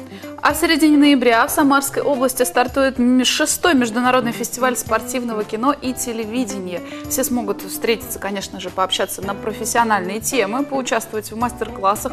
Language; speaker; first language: Russian; native; Russian